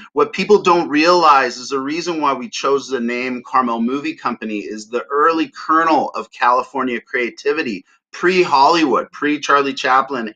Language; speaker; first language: English; native; English